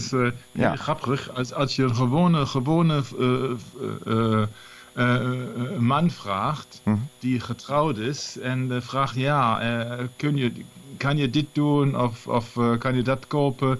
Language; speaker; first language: Dutch; non-native, learner; German